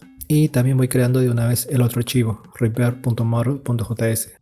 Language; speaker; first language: Spanish; native; Spanish